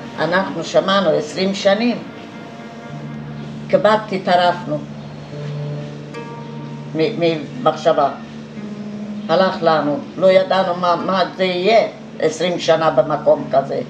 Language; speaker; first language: Hebrew; non-native, fluent; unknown